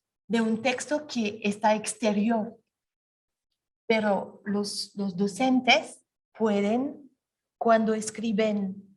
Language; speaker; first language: Spanish; non-native, learner; French